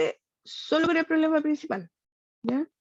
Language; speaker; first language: Spanish; native; Spanish